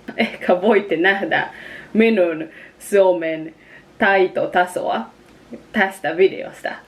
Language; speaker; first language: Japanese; native; Japanese